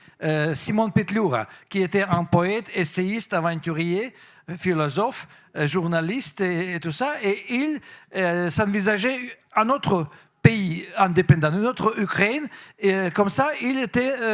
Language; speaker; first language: French; non-native, fluent; Russian